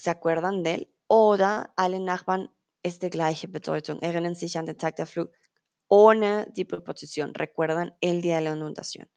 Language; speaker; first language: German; non-native, fluent; Spanish